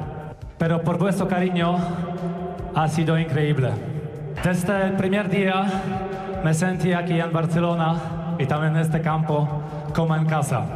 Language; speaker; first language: Spanish; non-native, fluent; Polish